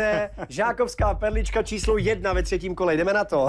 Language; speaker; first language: Czech; native; Czech